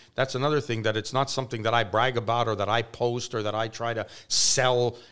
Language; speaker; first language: English; native; English